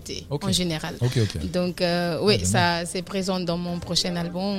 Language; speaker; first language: French; non-native, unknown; Kabuverdianu